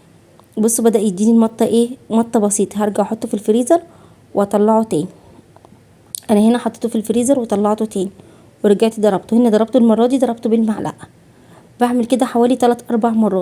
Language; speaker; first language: Arabic; native; Arabic